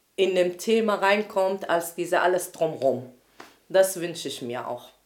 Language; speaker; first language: German; non-native, fluent; Arabic